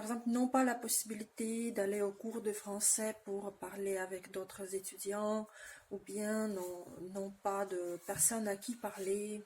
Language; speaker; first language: French; non-native, fluent; Russian